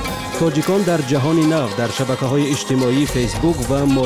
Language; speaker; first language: Tajik; native; Tajik